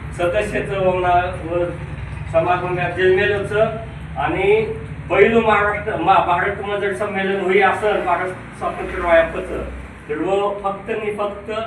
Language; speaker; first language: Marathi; non-native, local second language; Rajasthani